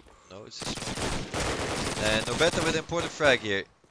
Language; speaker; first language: English; non-native, fluent; Dutch